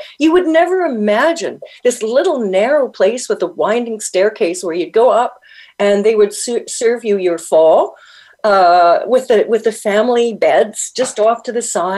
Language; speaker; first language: English; native; English